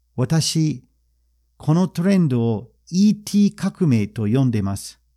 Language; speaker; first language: Japanese; non-native, fluent; English